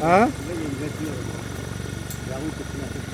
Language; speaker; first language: French; native; French